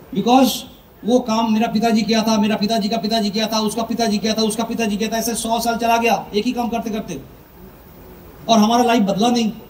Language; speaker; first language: Hindi; non-native, local second language; Bangla